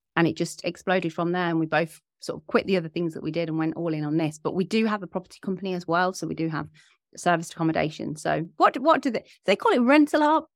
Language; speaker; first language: English; native; English